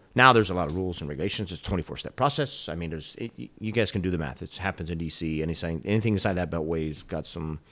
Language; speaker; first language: English; native; English